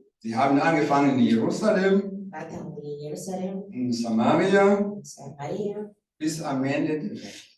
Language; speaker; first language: German; non-native, fluent; Rundi